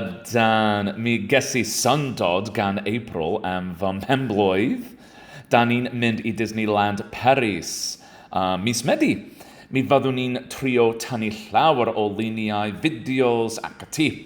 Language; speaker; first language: Welsh; non-native, learner; English